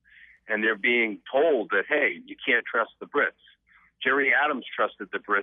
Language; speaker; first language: English; native; English